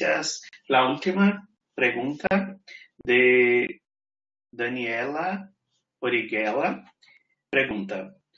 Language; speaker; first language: Spanish; non-native, fluent; Portuguese